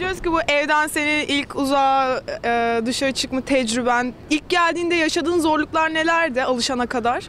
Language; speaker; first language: Turkish; native; Turkish